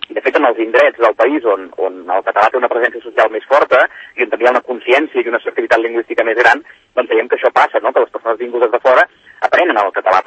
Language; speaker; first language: Catalan; native; Catalan